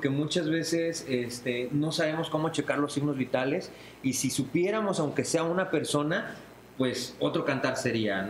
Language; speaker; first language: Spanish; native; Spanish